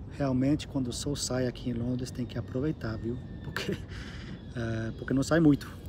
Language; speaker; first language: Portuguese; non-native, learner; English